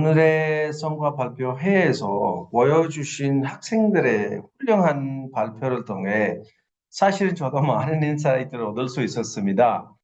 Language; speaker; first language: Korean; non-native, fluent; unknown